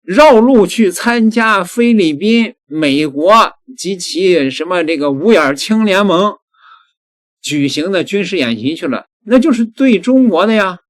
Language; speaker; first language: Chinese; native; Chinese